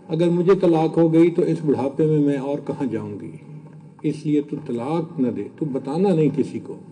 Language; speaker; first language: Urdu; non-native, local second language; Punjabi